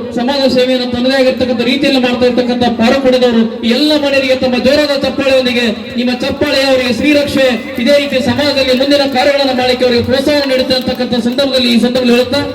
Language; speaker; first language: Kannada; native; Kannada